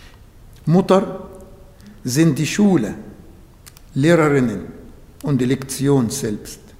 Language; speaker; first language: German; non-native, learner; Arabic